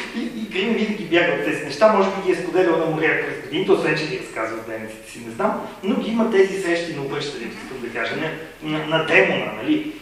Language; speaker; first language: Bulgarian; native; Bulgarian